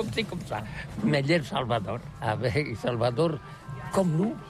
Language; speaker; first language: French; non-native, learner; Catalan